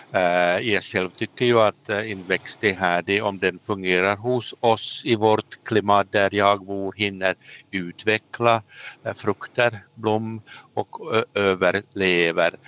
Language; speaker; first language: Swedish; native; Swedish